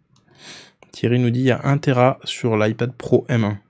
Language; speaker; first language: French; native; French